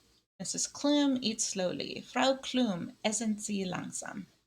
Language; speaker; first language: German; non-native, learner; English